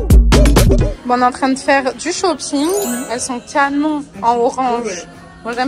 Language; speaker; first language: French; native; French